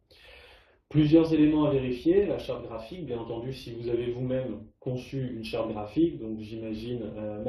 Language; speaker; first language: French; native; French